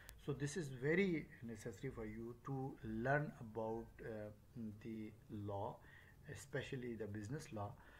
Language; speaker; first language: English; non-native, local second language; Northern Hindko